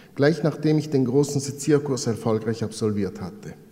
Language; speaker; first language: German; non-native, fluent; Italian